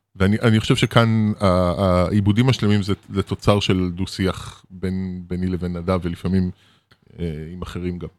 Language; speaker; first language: Hebrew; early bilingual, other home language; French